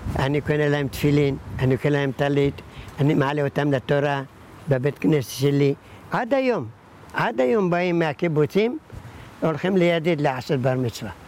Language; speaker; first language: Hebrew; early bilingual, other home language; Arabic